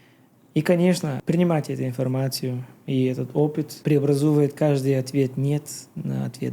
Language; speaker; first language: Russian; non-native, learner; Bulgarian